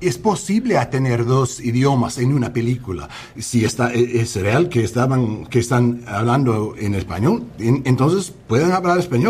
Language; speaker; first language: Spanish; early bilingual, heritage; English